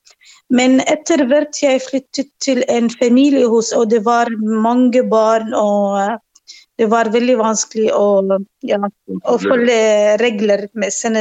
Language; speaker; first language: Norwegian; non-native, learner; Arabic